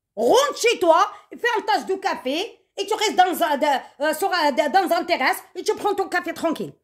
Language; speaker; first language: French; non-native, local second language; Arabic